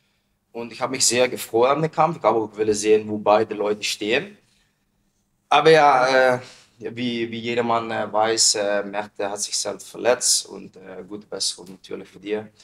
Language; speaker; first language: German; non-native, learner; Dutch